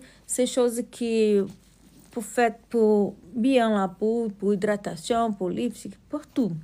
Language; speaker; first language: French; non-native, learner; Portuguese